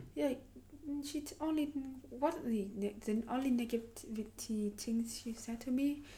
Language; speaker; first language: English; non-native, learner; Vietnamese